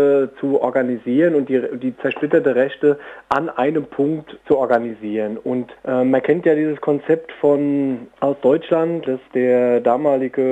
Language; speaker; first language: German; native; German